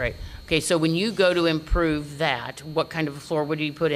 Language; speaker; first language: English; native; English